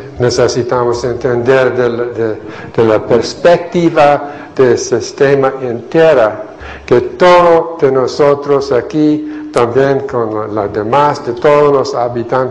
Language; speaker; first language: Spanish; non-native, fluent; English